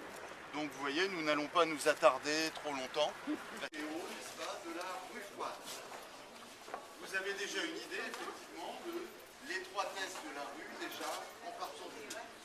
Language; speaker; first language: French; native; French